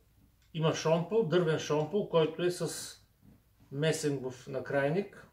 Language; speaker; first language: Bulgarian; native; Bulgarian